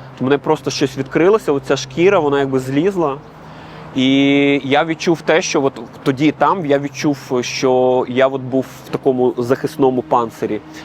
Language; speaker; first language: Ukrainian; native; Ukrainian